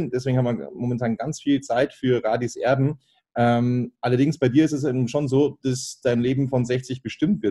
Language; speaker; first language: German; native; German